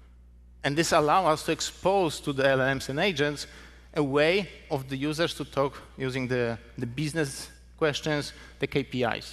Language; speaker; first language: English; non-native, fluent; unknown